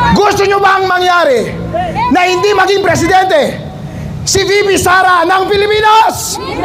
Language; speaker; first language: Filipino; non-native, local second language; Iloko